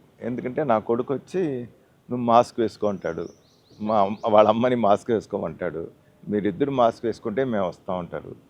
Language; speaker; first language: Telugu; native; Telugu